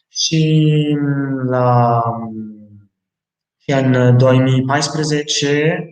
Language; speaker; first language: Romanian; non-native, fluent; Italian